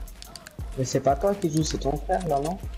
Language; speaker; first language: French; native; French